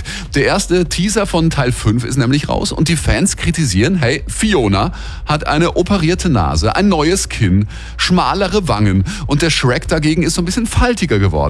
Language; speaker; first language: German; native; German